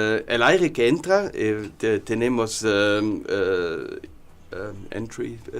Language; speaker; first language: Spanish; non-native, learner; German